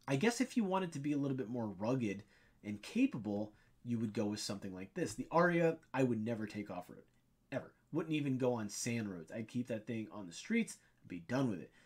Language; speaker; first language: English; native; English